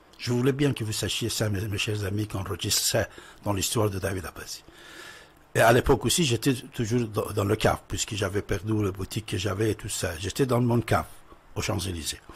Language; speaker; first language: French; non-native, fluent; Persian